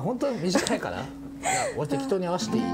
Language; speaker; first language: Japanese; native; Japanese